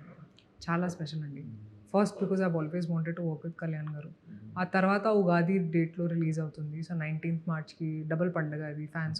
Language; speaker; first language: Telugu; non-native, local second language; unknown